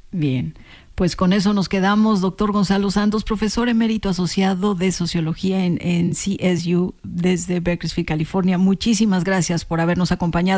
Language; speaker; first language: Spanish; native; Spanish